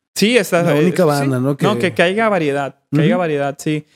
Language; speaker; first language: Spanish; native; Spanish